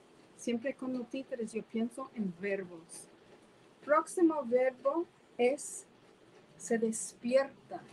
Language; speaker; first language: Spanish; non-native, fluent; English